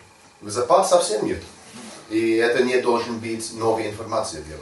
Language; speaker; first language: Russian; non-native, learner; English